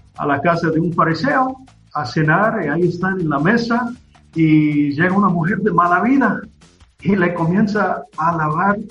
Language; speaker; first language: Spanish; non-native, fluent; English